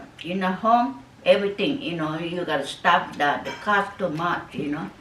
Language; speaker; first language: English; non-native, learner; Japanese